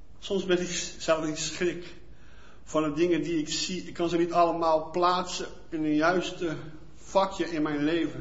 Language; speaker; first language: Dutch; non-native, fluent; Portuguese